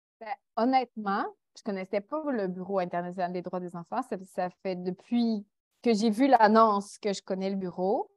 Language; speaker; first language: French; native; French